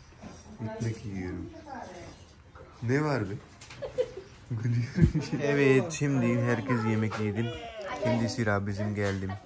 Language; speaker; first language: Turkish; non-native, learner; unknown